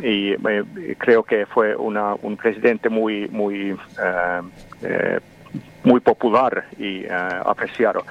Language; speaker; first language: Spanish; non-native, fluent; Finnish